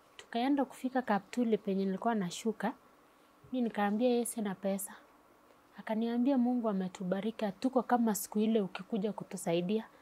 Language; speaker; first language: Swahili; non-native, local second language; Kalaallisut